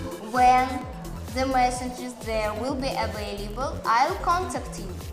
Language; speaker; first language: English; non-native, learner; Russian